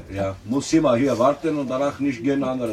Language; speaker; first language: German; non-native, learner; Bulgarian